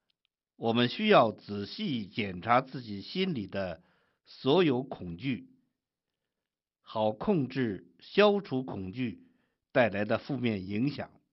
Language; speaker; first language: Chinese; native; Chinese